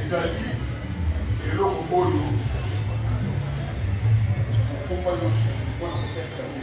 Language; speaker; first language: French; non-native, local second language; Lingala